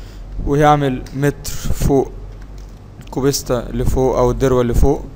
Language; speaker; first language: Arabic; native; Arabic